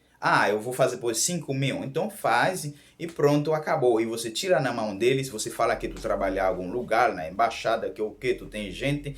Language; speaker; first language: Portuguese; non-native, learner; Haitian Creole